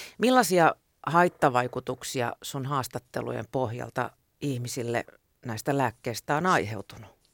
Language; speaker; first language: Finnish; native; Finnish